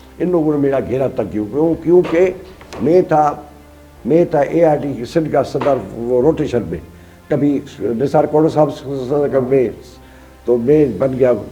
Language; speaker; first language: Urdu; non-native, local second language; Sindhi